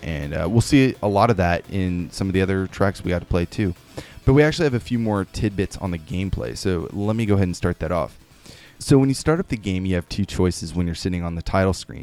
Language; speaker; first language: English; native; English